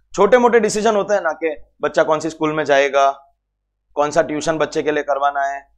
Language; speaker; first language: Hindi; native; Hindi